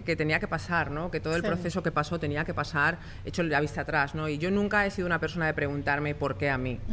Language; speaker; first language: Spanish; native; Spanish